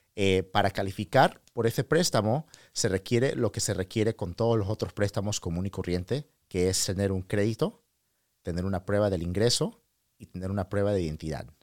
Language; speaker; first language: Spanish; early bilingual, heritage; Spanish